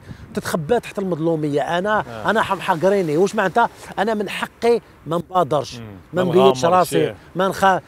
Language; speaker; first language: Arabic; native; Arabic